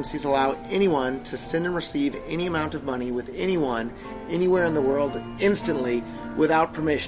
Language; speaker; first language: English; native; English